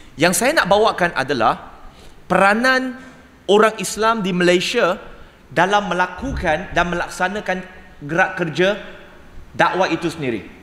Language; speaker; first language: Malay; non-native, local second language; Cantonese